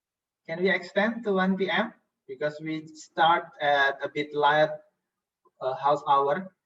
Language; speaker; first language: English; non-native, fluent; Indonesian